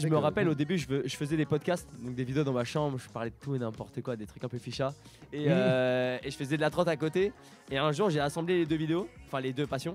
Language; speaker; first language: French; native; French